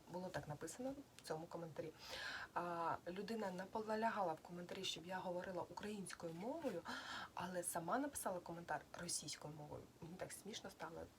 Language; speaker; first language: Ukrainian; non-native, local second language; Russian